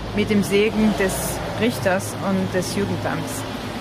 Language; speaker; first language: German; non-native, fluent; French